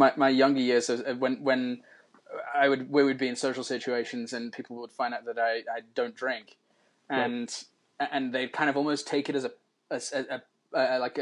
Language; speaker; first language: English; native; English